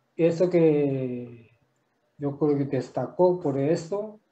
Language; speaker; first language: Spanish; non-native, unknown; Japanese